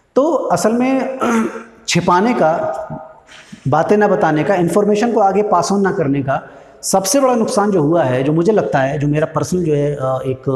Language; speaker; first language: Hindi; native; Hindi